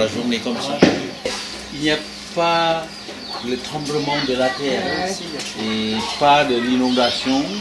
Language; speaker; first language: French; non-native, learner; Lao